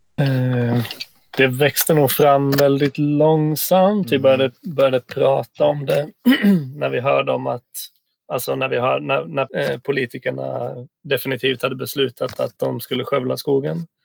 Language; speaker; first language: Swedish; native; Swedish